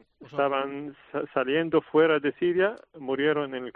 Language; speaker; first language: Spanish; non-native, learner; Arabic